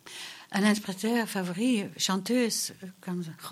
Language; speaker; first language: French; early bilingual, other home language; German